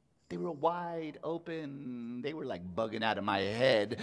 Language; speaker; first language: English; early bilingual, other home language; Spanish